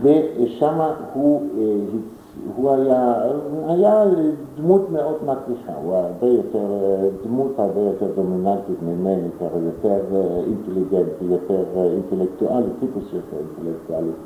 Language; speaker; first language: Hebrew; non-native, fluent; German